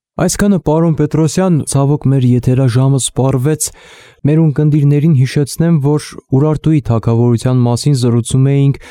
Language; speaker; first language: Armenian; native; Armenian